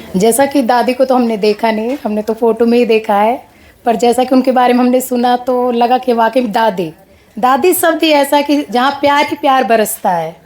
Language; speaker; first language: Hindi; native; Hindi